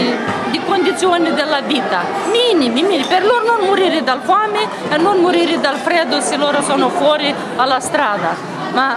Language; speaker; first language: Italian; non-native, learner; Romanian